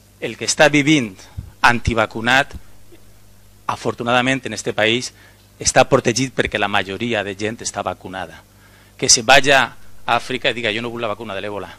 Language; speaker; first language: Catalan; native; Catalan